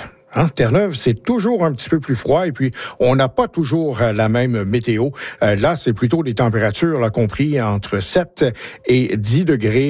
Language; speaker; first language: French; native; French